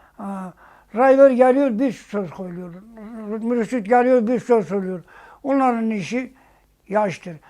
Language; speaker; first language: Turkish; non-native, local second language; Zaza